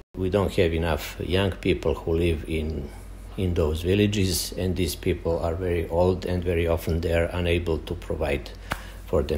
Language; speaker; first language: English; non-native, fluent; Serbian